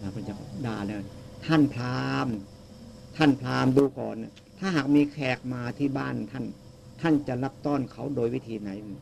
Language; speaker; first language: Thai; native; Thai